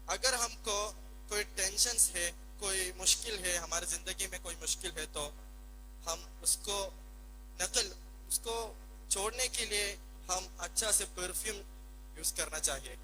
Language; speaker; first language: Hindi; non-native, local second language; Malayalam